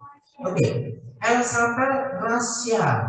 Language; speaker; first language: French; non-native, fluent; Indonesian